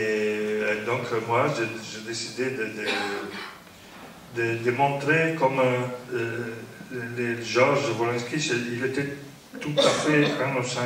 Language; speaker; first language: French; non-native, fluent; Italian